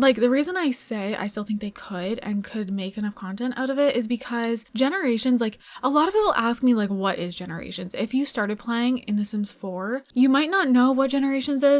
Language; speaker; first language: English; native; English